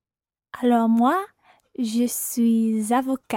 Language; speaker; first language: French; non-native, learner; English